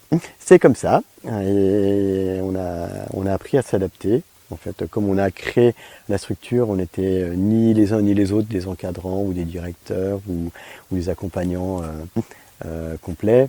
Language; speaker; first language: French; native; French